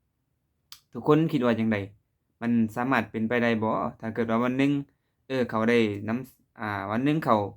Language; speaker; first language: Thai; non-native, local second language; Lao